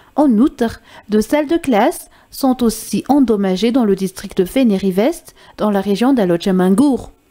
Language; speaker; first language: French; non-native, local second language; Malagasy